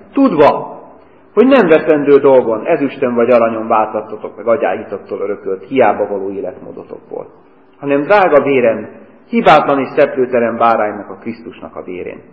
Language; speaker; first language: Hungarian; native; Hungarian